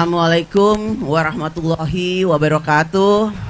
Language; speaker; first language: Indonesian; native; Indonesian